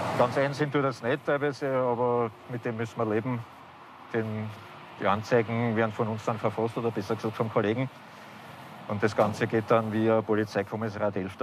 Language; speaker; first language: German; native; German